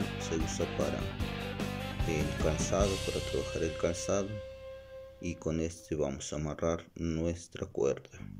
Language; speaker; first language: Spanish; native; Spanish